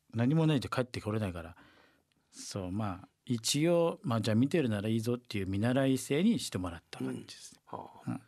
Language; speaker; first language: Japanese; native; Japanese